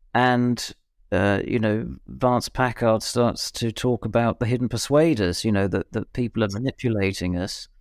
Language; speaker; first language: English; native; English